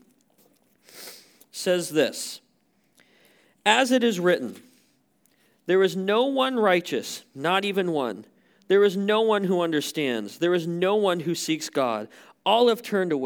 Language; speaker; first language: English; native; English